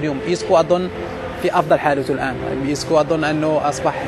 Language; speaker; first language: Arabic; native; Arabic